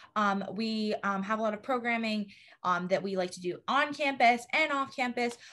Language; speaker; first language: English; native; English